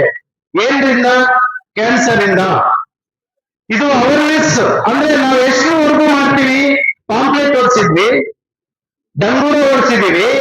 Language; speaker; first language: Kannada; native; Kannada